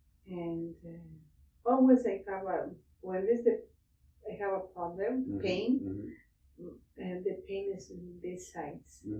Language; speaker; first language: English; non-native, learner; Spanish